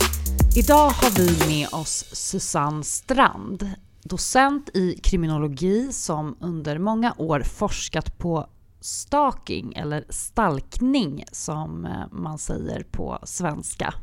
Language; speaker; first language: Swedish; native; Swedish